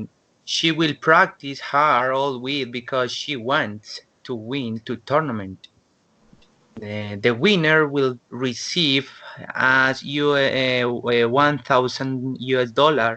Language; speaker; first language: English; non-native, learner; Spanish